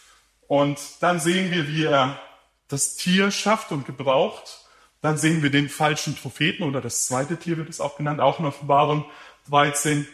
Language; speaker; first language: German; native; German